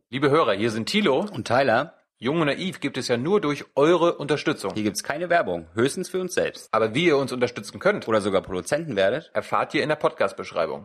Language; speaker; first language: German; native; German